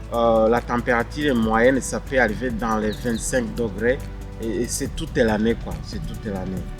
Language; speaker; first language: French; non-native, local second language; Kinyarwanda